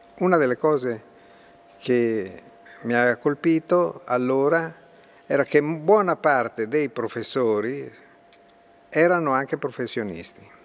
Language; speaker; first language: Italian; native; Italian